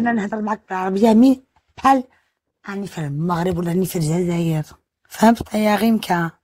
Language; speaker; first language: Arabic; early bilingual, heritage; French